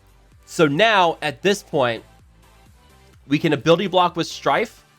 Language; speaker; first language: English; native; English